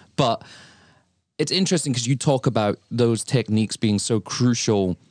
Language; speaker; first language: English; native; English